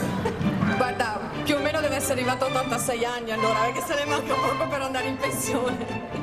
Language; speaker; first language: Italian; native; Italian